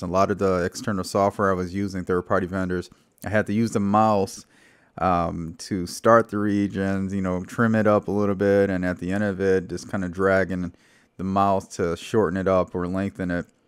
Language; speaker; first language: English; native; English